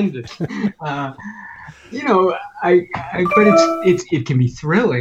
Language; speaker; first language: English; native; English